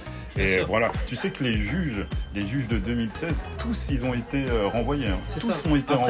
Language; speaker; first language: French; native; French